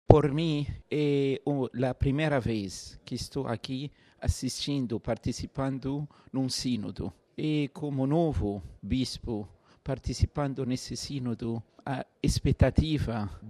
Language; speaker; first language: Portuguese; non-native, fluent; Arabic